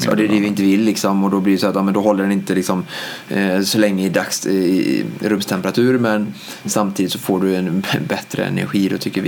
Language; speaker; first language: Swedish; native; Swedish